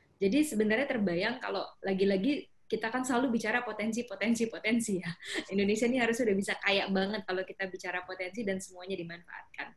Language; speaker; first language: Indonesian; native; Indonesian